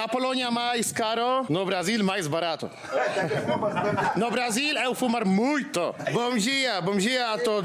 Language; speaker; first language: Portuguese; non-native, learner; Polish